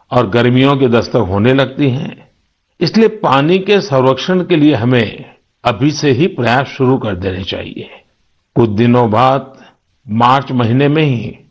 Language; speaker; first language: Hindi; non-native, local second language; Gujarati